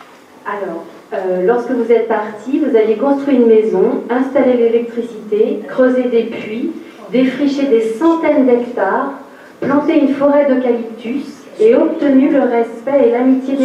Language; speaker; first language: French; native; French